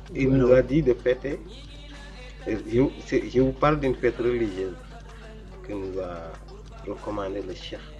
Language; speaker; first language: French; non-native, local second language; Wolof